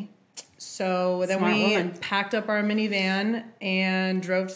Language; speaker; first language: English; native; English